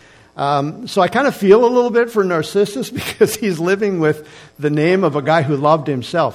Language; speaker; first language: English; native; English